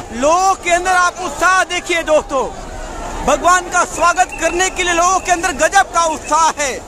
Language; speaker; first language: Hindi; native; Hindi